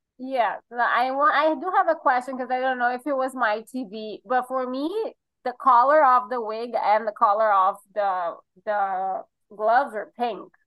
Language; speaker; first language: English; non-native, fluent; Portuguese